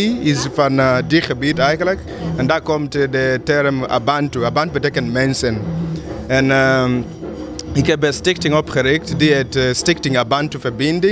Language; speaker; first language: Dutch; non-native, fluent; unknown